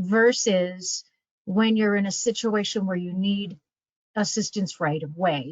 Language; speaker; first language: English; native; English